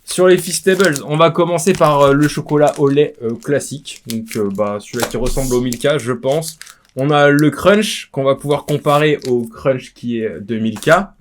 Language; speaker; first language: French; native; French